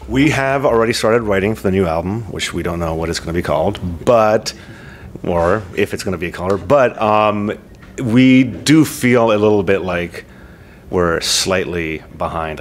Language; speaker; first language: English; native; English